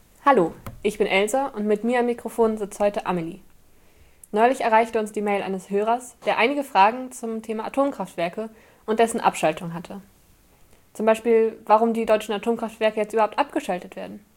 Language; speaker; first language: German; native; German